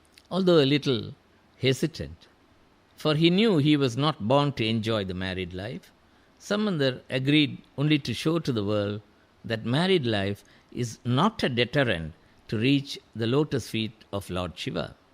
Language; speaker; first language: English; non-native, local second language; Tamil